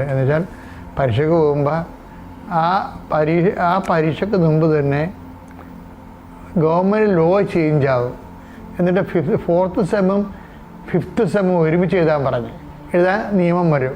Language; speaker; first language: Malayalam; native; Malayalam